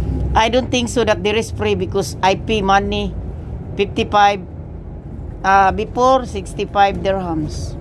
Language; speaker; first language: English; non-native, learner; Cebuano